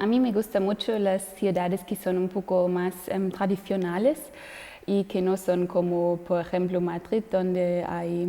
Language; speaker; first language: Spanish; non-native, fluent; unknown